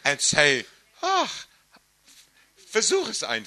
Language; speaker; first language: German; non-native, learner; English